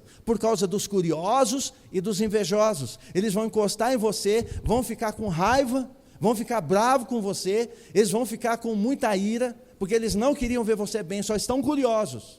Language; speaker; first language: Portuguese; native; Portuguese